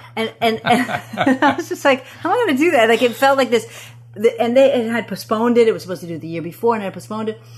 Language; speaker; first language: English; early bilingual, other home language; Amharic